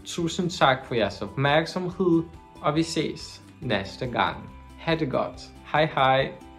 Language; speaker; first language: Danish; non-native, fluent; Polish